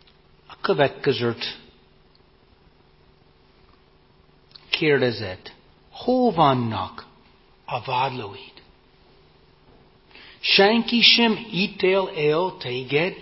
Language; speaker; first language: Hungarian; non-native, fluent; English